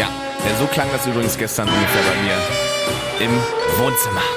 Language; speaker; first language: German; native; German